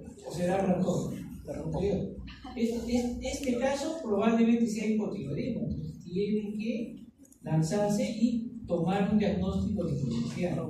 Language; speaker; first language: Spanish; native; Spanish